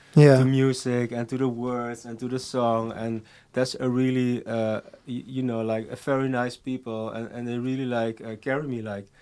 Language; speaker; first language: English; non-native, fluent; Dutch